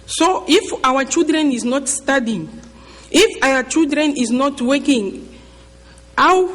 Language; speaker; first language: English; non-native, learner; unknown